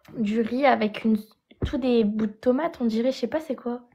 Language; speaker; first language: French; native; French